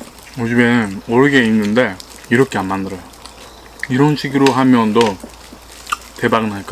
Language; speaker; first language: Korean; non-native, learner; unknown